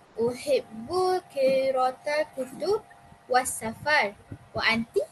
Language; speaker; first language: Arabic; non-native, learner; Malay